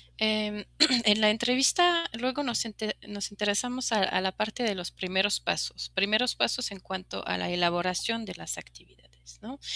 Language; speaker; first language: Spanish; non-native, fluent; French